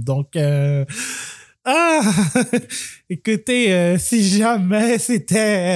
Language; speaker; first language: French; native; French